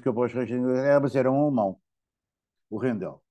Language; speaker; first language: Portuguese; native; Portuguese